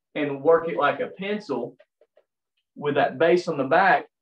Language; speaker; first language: English; native; English